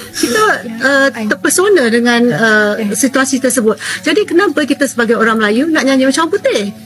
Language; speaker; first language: Malay; native; Malay